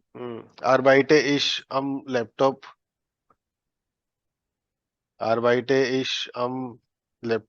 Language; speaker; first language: German; non-native, fluent; Hindi